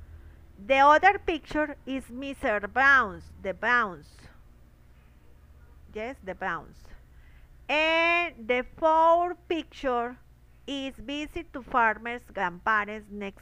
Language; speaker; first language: English; non-native, learner; Spanish